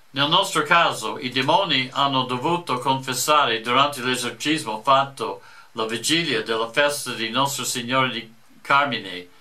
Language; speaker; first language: Italian; non-native, fluent; English